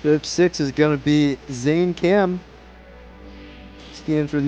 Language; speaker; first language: English; native; English